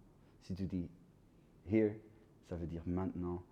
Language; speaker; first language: French; non-native, local second language; Dutch